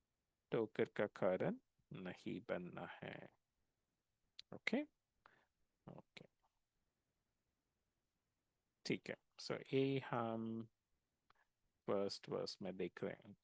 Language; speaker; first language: Hindi; non-native, local second language; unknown